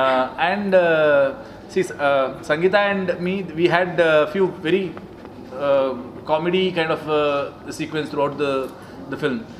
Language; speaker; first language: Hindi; non-native, local second language; Kannada